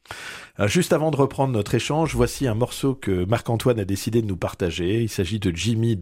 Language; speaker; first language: French; native; French